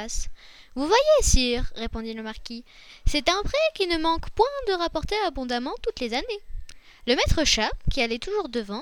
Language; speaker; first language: French; native; French